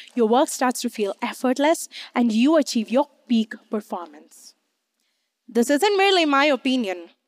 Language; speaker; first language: English; non-native, local second language; Hindi